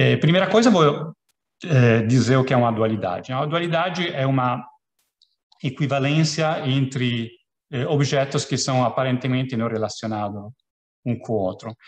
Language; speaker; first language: Portuguese; non-native, fluent; Italian